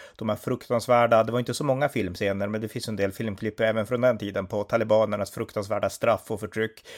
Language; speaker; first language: Swedish; native; Swedish